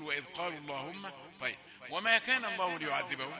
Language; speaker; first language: Arabic; native; Arabic